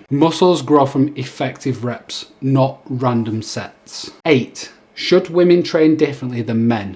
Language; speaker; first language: English; native; English